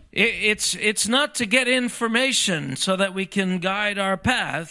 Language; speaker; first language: English; native; English